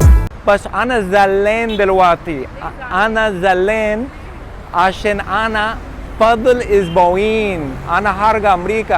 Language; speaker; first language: Arabic; non-native, learner; English